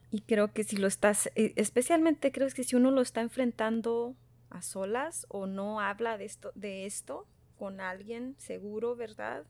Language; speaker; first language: Spanish; early bilingual, heritage; Spanish